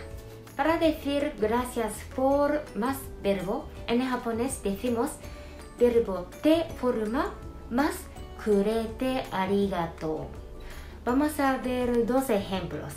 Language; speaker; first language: Spanish; non-native, fluent; Japanese